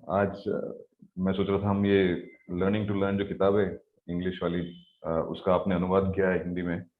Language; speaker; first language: Hindi; non-native, local second language; Malayalam